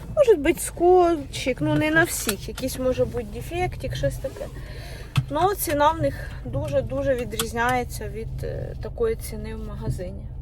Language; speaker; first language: Ukrainian; non-native, local second language; Russian